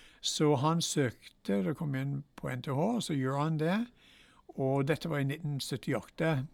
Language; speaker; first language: Norwegian; non-native, fluent; English